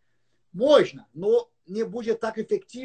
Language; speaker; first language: Russian; non-native, learner; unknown